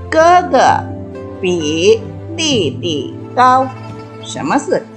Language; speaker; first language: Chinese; non-native, fluent; Indonesian